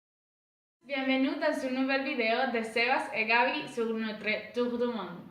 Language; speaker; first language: French; non-native, learner; Spanish